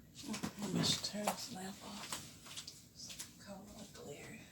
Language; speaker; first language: English; native; English